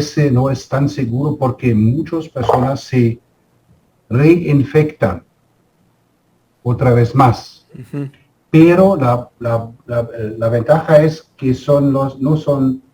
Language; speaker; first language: Spanish; non-native, fluent; German